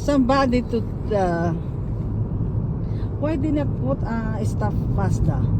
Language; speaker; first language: English; non-native, local second language; Waray